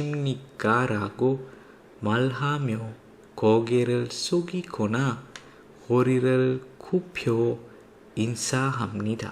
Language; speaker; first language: Korean; non-native, learner; Sinhala